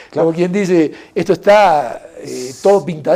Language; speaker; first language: Spanish; native; Spanish